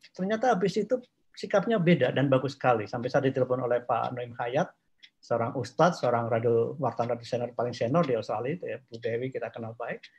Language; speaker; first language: Indonesian; non-native, local second language; Javanese